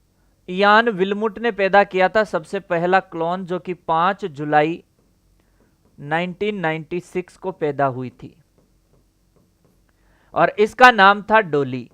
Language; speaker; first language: Hindi; native; Hindi